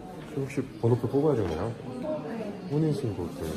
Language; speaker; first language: Korean; native; Korean